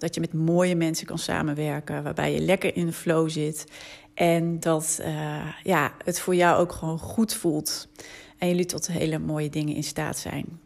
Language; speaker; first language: Dutch; native; Dutch